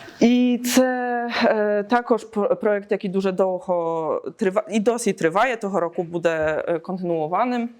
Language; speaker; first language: Polish; non-native, learner; Ukrainian